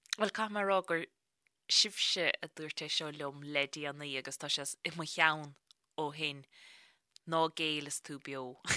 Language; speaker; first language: Irish; native; Irish